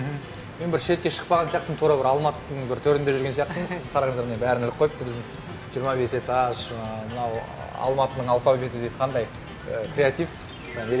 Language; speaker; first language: Kazakh; native; Kazakh